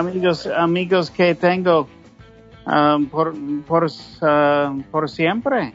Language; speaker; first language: Spanish; non-native, fluent; English